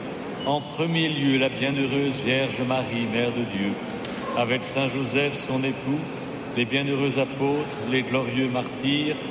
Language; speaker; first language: French; native; French